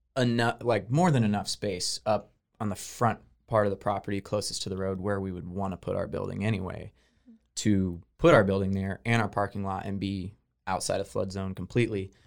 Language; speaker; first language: English; native; English